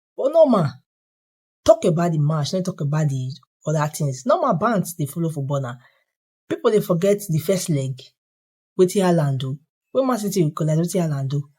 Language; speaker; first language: Nigerian Pidgin; native; Nigerian Pidgin